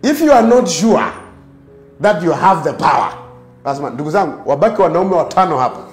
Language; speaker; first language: English; non-native, local second language; Swahili